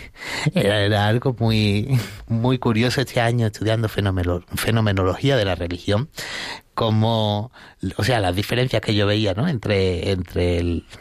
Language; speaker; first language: Spanish; native; Spanish